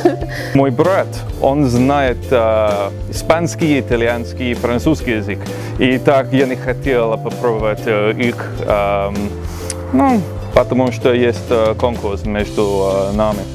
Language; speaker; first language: Russian; non-native, learner; English